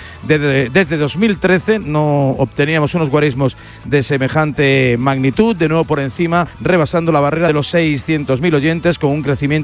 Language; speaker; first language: Spanish; native; Spanish